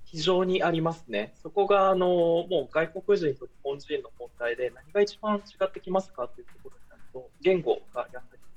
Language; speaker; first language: Japanese; early bilingual, other home language; Portuguese